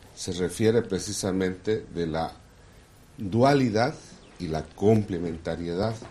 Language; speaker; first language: Spanish; non-native, local second language; Kʼicheʼ